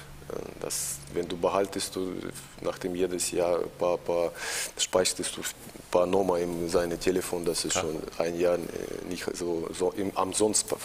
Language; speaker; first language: German; non-native, learner; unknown